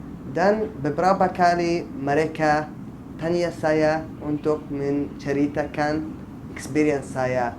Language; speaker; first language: Indonesian; non-native, fluent; Arabic